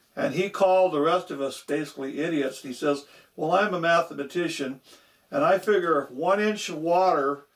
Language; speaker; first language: English; native; English